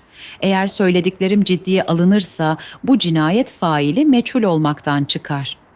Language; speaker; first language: Turkish; native; Turkish